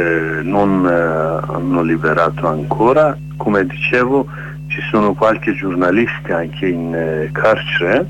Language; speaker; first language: Italian; non-native, learner; Kurdish